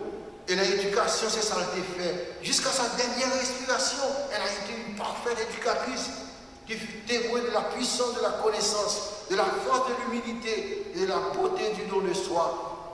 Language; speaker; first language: French; non-native, local second language; Haitian Creole